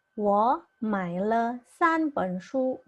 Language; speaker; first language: Chinese; non-native, fluent; Indonesian